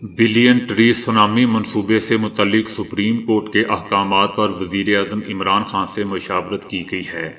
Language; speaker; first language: Urdu; native; Urdu